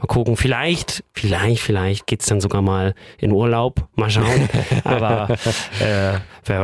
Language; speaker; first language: German; native; German